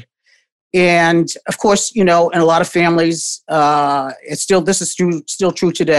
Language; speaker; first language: English; native; English